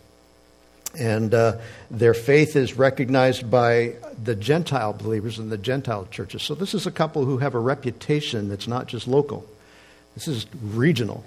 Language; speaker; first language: English; native; English